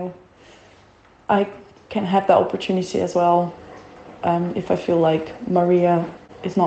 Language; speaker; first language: English; non-native, fluent; Portuguese